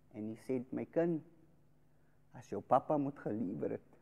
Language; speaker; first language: English; early bilingual, other home language; Afrikaans